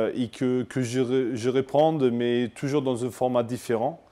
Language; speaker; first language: French; non-native, fluent; English